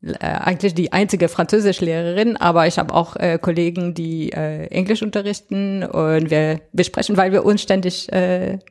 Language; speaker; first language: German; non-native, fluent; French